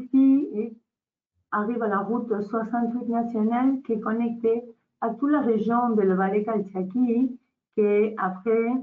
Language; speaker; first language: French; non-native, learner; Spanish